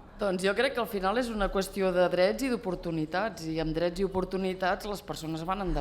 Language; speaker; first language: Catalan; native; Catalan